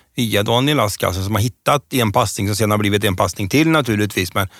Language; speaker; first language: Swedish; native; Swedish